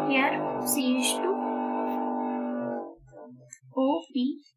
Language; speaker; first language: English; non-native, local second language; Marathi